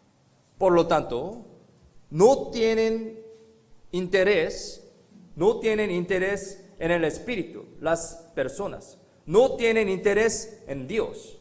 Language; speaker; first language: Spanish; non-native, fluent; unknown